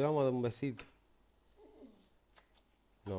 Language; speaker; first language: Spanish; native; Spanish